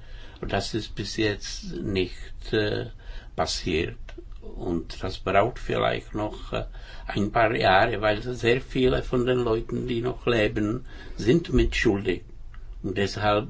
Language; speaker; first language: German; non-native, fluent; Czech